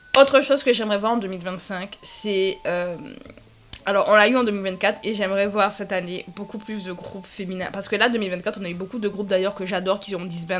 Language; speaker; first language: French; native; French